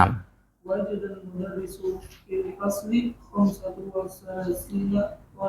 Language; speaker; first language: Arabic; non-native, fluent; Indonesian